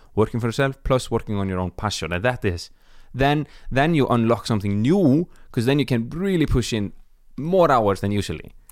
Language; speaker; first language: English; non-native, fluent; Icelandic